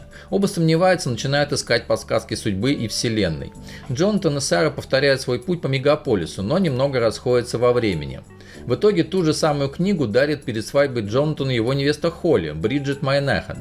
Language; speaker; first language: Russian; native; Russian